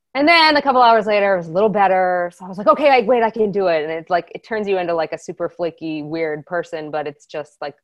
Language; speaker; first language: English; native; English